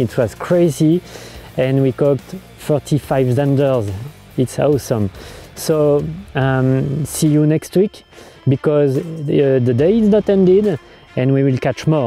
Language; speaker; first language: English; non-native, fluent; French